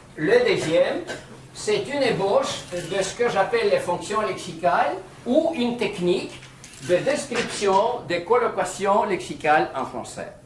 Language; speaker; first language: French; non-native, fluent; Russian